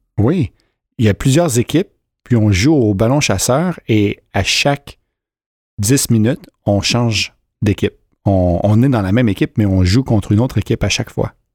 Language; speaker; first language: French; native; French